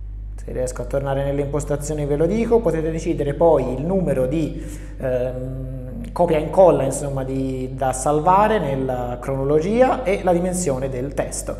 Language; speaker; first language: Italian; native; Italian